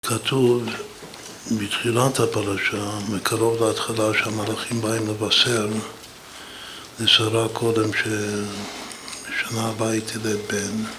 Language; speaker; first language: Hebrew; non-native, fluent; English